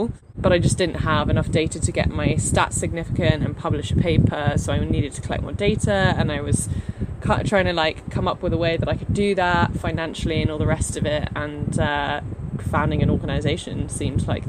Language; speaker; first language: English; native; English